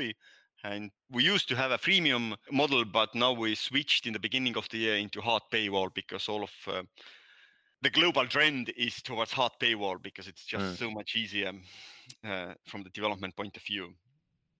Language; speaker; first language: English; non-native, fluent; Estonian